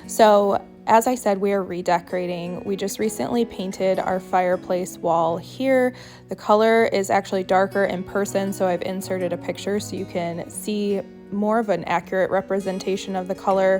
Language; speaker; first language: English; native; English